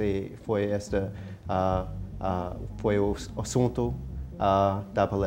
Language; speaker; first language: Portuguese; non-native, fluent; English